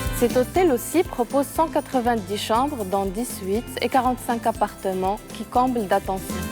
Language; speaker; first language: French; non-native, local second language; Arabic